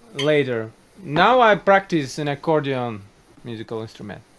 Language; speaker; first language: English; non-native, learner; Russian